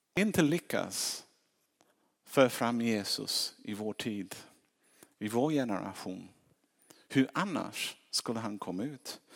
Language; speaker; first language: Swedish; non-native, fluent; English